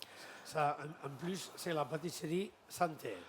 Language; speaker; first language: French; non-native, learner; Catalan